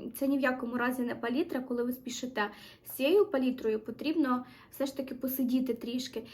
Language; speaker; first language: Ukrainian; non-native, local second language; Russian